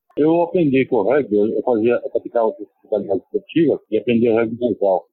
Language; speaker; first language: Portuguese; early bilingual, other home language; Italian